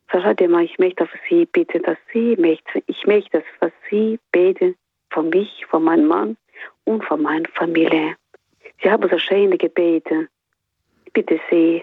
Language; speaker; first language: German; non-native, learner; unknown